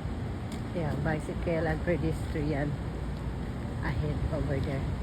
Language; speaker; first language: English; non-native, local second language; Cebuano